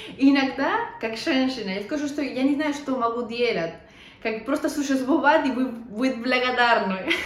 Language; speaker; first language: Russian; non-native, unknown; Spanish